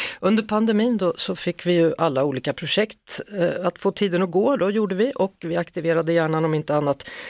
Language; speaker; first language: Swedish; native; Swedish